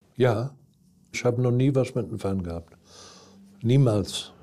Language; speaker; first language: German; non-native, fluent; English